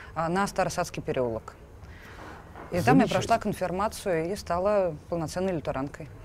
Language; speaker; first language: Russian; native; Russian